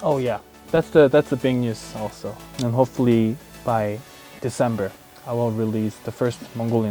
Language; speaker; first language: English; non-native, fluent; Korean